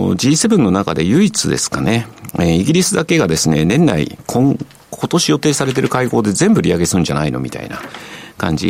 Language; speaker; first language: Japanese; native; Japanese